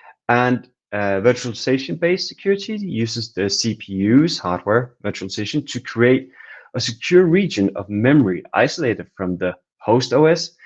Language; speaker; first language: English; non-native, fluent; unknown